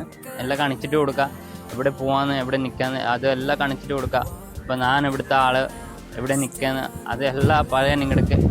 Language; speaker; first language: Malayalam; non-native, learner; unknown